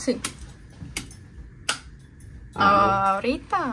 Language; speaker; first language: Spanish; non-native, learner; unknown